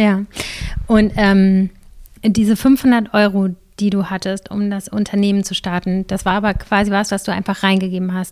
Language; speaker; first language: German; native; German